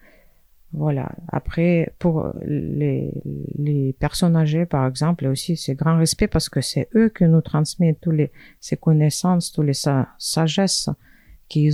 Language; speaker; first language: French; non-native, fluent; Russian